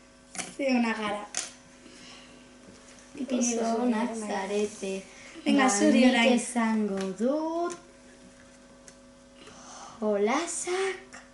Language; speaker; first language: Basque; non-native, local second language; Spanish